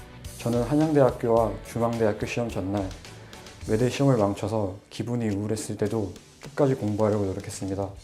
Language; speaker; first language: Korean; native; Korean